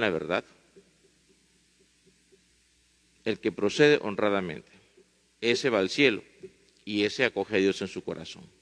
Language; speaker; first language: Spanish; native; Spanish